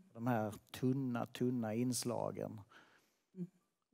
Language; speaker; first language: Swedish; native; Swedish